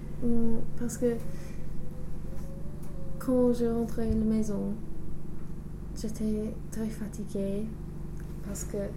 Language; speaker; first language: French; non-native, learner; English